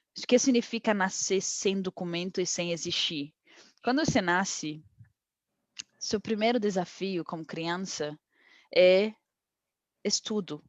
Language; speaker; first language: Portuguese; non-native, fluent; Arabic